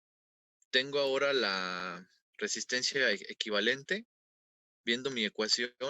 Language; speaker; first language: Spanish; native; Spanish